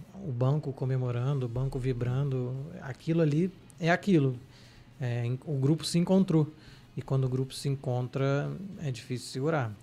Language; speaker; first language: Portuguese; native; Portuguese